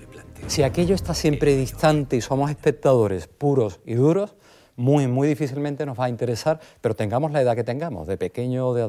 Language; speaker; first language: Spanish; native; Spanish